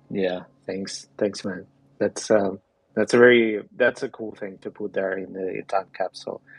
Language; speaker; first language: English; non-native, fluent; Ukrainian